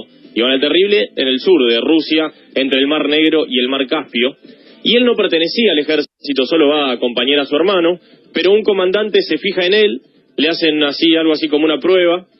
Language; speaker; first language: Spanish; native; Spanish